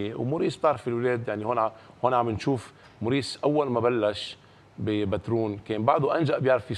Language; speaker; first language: Arabic; native; Arabic